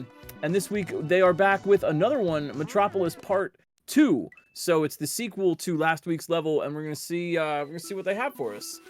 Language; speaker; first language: English; native; English